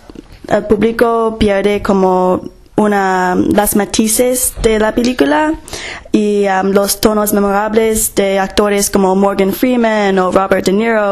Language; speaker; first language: Spanish; non-native, fluent; English